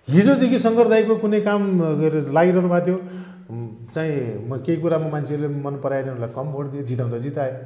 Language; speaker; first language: Nepali; native; Nepali